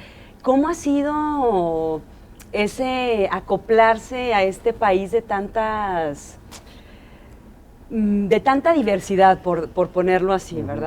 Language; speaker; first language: Spanish; native; Spanish